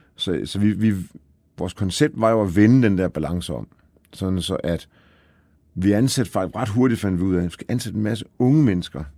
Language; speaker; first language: Danish; early bilingual, other home language; Polish